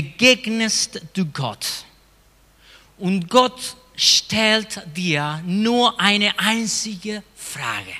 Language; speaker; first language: German; non-native, fluent; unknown